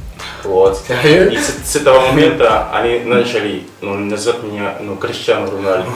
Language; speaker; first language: Russian; non-native, fluent; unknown